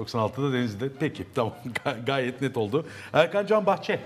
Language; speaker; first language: Turkish; native; Turkish